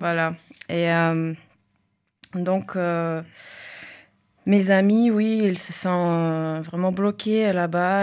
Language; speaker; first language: French; non-native, fluent; Russian